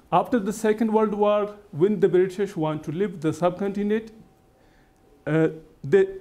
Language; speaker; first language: English; non-native, local second language; Baluchi